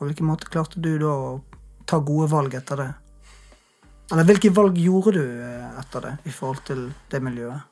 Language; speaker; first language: Norwegian; native; Norwegian